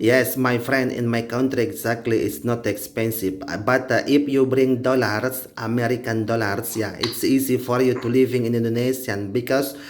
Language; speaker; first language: English; non-native, learner; Indonesian